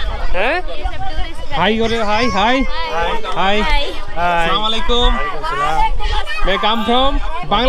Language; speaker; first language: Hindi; non-native, learner; Bangla